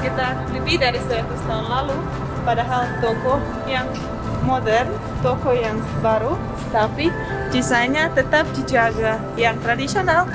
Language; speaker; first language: Indonesian; non-native, fluent; Russian